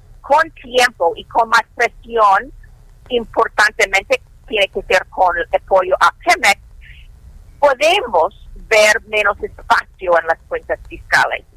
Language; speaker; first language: Spanish; non-native, fluent; English